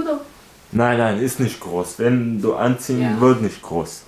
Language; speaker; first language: German; non-native, learner; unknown